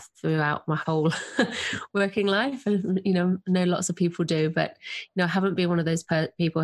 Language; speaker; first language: English; native; English